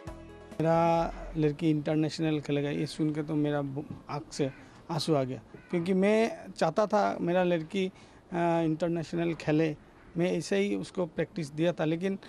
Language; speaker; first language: Hindi; non-native, local second language; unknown